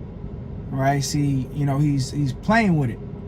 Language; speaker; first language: English; native; English